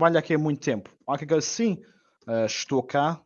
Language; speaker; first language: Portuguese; non-native, fluent; English